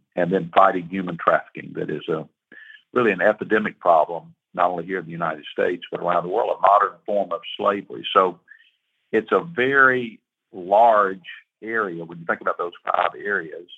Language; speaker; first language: English; native; English